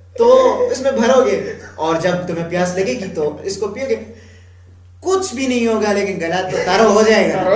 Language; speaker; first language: Urdu; non-native, local second language; Pashto